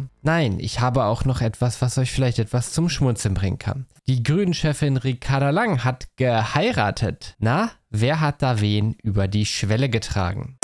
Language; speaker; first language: German; native; German